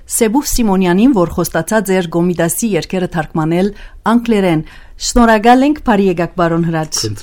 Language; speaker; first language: Armenian; early bilingual, heritage; Armenian